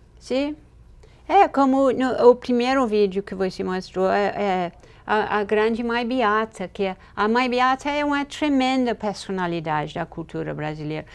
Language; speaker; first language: Portuguese; non-native, fluent; English